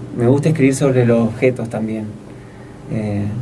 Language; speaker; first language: Spanish; native; Spanish